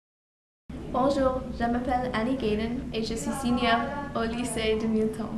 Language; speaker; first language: French; non-native, fluent; English